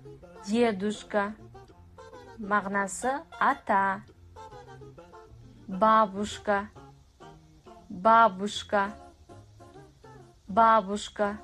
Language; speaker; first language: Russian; non-native, fluent; Kazakh